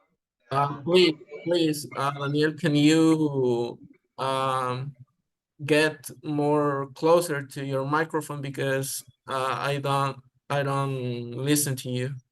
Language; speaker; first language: English; non-native, learner; Spanish